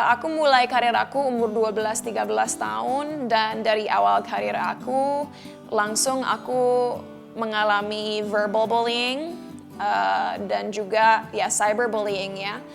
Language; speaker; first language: Indonesian; early bilingual, other home language; English